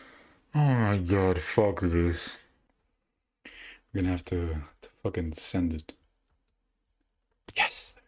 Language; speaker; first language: English; native; English